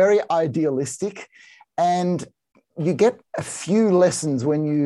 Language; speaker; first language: English; native; English